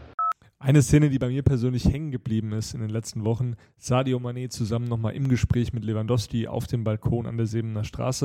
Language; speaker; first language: German; native; German